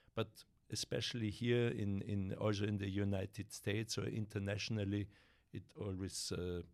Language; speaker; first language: English; non-native, fluent; German